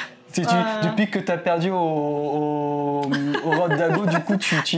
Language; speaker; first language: French; native; French